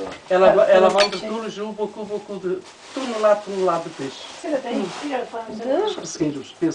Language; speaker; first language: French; non-native, learner; Portuguese